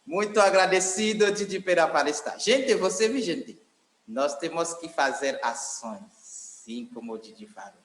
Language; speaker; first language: Portuguese; non-native, fluent; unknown